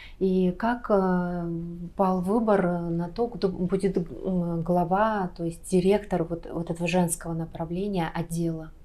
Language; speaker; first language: Russian; native; Russian